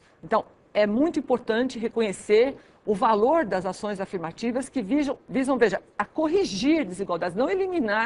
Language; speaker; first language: Portuguese; native; Portuguese